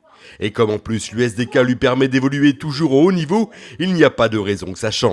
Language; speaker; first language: French; native; French